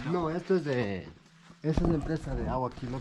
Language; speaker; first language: Spanish; non-native, local second language; Quechua